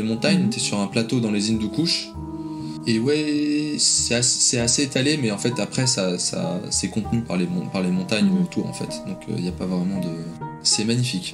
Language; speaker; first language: French; native; French